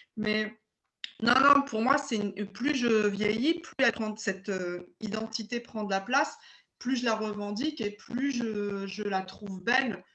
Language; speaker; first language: French; early bilingual, other home language; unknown